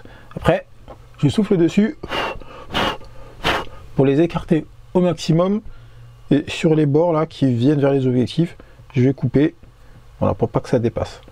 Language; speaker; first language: French; native; French